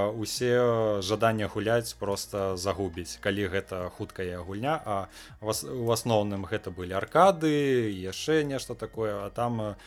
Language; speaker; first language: Belarusian; non-native, local second language; Russian